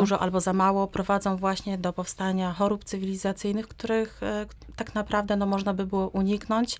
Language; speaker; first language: Polish; native; Polish